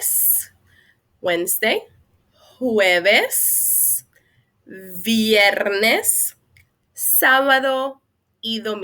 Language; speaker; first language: Spanish; non-native, fluent; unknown